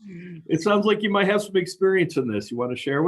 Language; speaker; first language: English; native; English